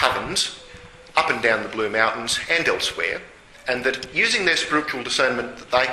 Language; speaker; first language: English; native; English